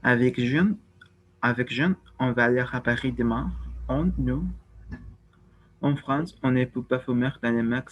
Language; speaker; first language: French; non-native, learner; Spanish